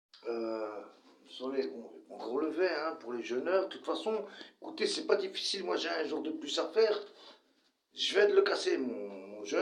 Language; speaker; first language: French; early bilingual, other home language; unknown